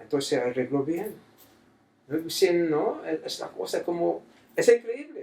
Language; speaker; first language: Spanish; non-native, fluent; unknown